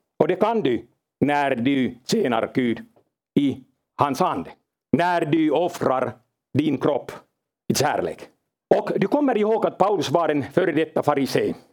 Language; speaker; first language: Swedish; non-native, local second language; Finnish